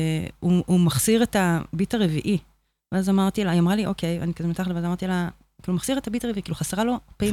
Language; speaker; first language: Hebrew; native; Hebrew